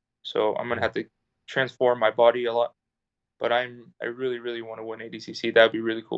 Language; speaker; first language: English; native; English